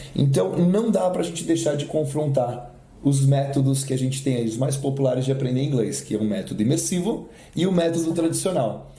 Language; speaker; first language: Portuguese; native; Portuguese